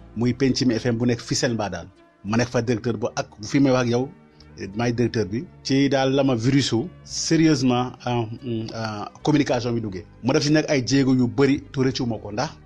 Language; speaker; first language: Wolof; non-native, local second language; Serer